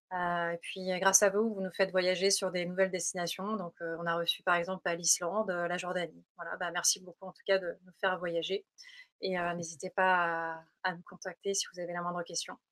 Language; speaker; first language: French; native; French